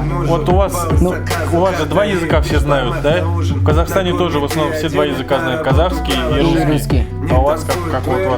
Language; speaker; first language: Russian; native; Russian